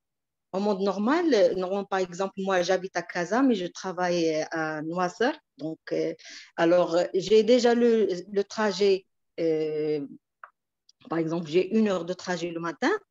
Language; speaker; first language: French; non-native, local second language; Arabic